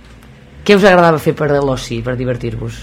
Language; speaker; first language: Catalan; native; Catalan